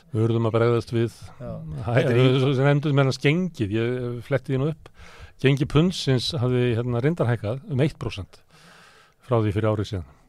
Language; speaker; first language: Icelandic; native; Icelandic